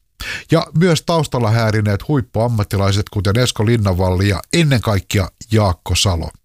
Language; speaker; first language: Finnish; native; Finnish